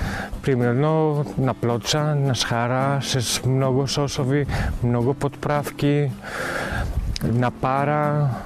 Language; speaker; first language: Bulgarian; non-native, fluent; Greek